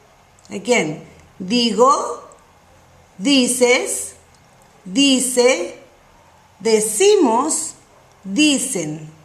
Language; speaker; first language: Spanish; non-native, fluent; English